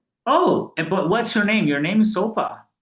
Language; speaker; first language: English; non-native, fluent; Spanish